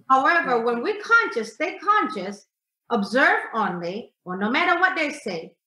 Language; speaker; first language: English; non-native, fluent; Indonesian